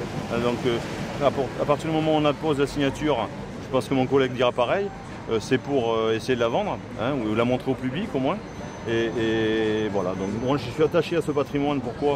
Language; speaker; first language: French; native; French